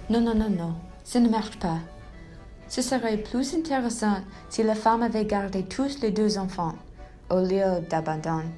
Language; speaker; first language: French; non-native, learner; English